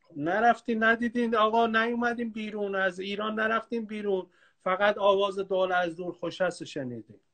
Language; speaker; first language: Persian; non-native, local second language; Kurdish